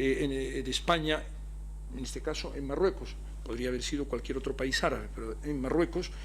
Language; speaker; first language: Spanish; native; Spanish